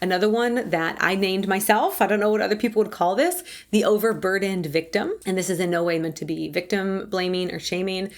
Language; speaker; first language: English; native; English